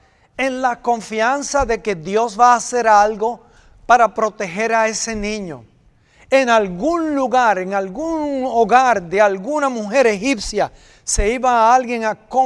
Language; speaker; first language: Spanish; native; Spanish